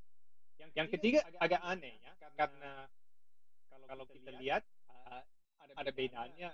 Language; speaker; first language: Indonesian; non-native, fluent; English